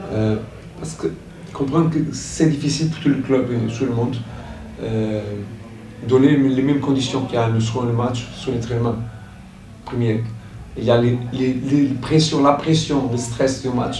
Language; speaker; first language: French; non-native, fluent; Portuguese